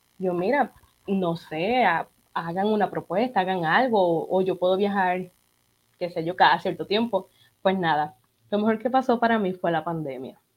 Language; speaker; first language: Spanish; native; Spanish